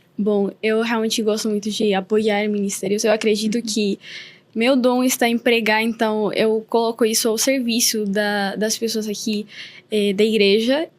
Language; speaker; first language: Portuguese; non-native, fluent; Spanish